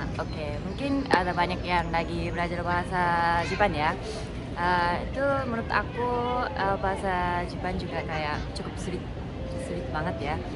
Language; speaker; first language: Indonesian; non-native, fluent; Japanese